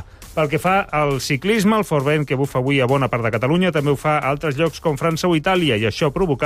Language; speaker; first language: Catalan; native; Catalan